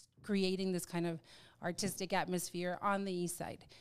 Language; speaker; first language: English; early bilingual, other home language; Spanish